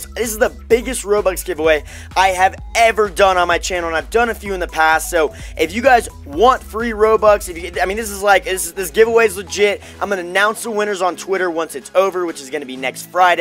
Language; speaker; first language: English; native; English